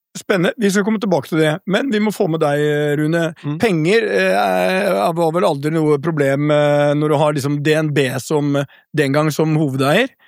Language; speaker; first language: Norwegian; native; Norwegian